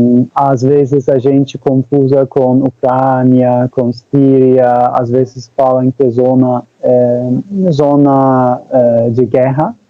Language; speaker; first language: Portuguese; non-native, learner; Turkish